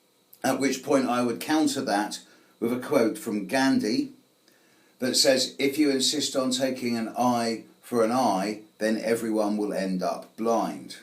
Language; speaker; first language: English; native; English